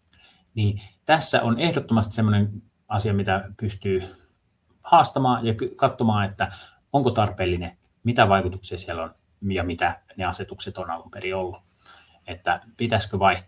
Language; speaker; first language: Finnish; native; Finnish